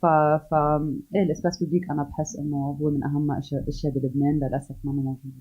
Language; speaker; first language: Arabic; native; Arabic